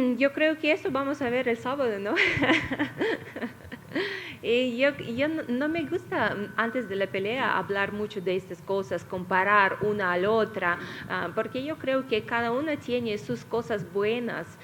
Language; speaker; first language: Spanish; non-native, fluent; Russian